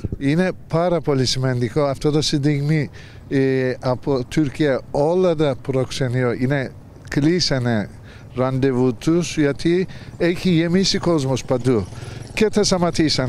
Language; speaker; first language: Greek; non-native, learner; Turkish